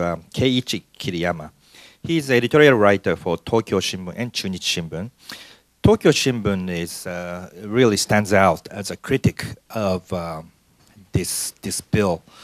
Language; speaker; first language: English; non-native, fluent; Japanese